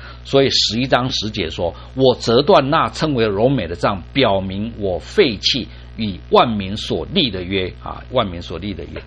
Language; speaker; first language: Chinese; native; Chinese